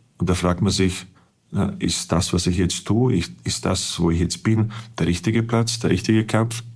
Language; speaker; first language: German; non-native, fluent; Bosnian